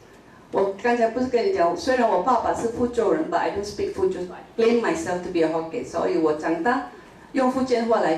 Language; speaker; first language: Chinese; non-native, local second language; Min Nan Chinese